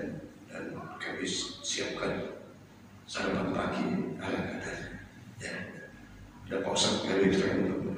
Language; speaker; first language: Indonesian; native; Indonesian